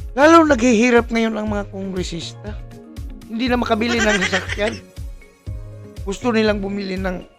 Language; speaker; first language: Filipino; non-native, local second language; Cebuano